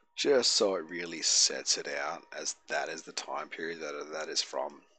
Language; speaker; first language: English; native; English